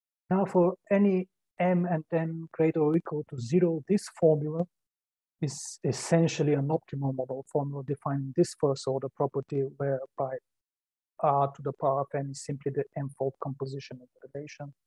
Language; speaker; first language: English; non-native, fluent; Bulgarian